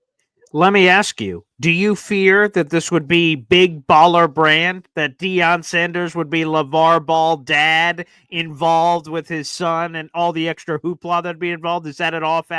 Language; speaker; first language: English; native; English